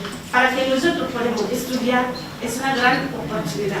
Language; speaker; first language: Spanish; non-native, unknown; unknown